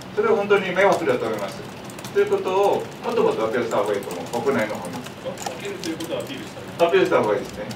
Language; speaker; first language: Japanese; non-native, fluent; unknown